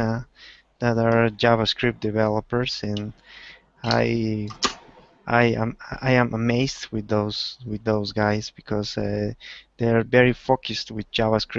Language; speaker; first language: English; non-native, learner; Spanish